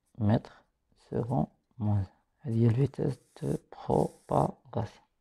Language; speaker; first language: French; non-native, local second language; Arabic